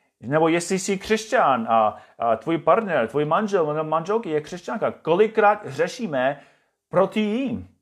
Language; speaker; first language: Czech; non-native, fluent; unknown